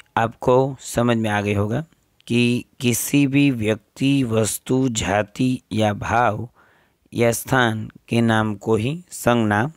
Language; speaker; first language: Hindi; non-native, local second language; Gujarati